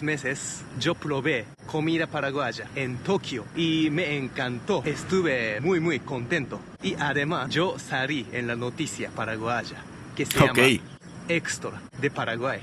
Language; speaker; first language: Spanish; non-native, fluent; Japanese